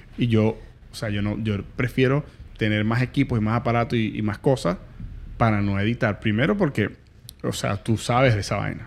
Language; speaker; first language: Spanish; native; Spanish